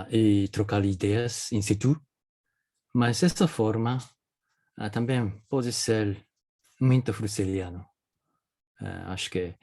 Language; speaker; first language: Portuguese; non-native, fluent; Japanese